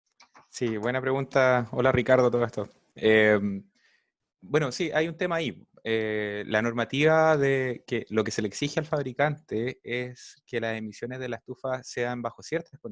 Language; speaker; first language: Spanish; native; Spanish